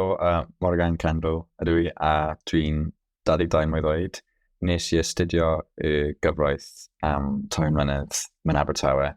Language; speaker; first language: Welsh; non-native, local second language; English